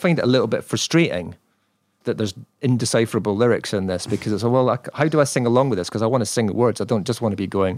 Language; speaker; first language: English; native; English